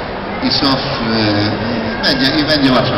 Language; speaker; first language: Polish; non-native, learner; Spanish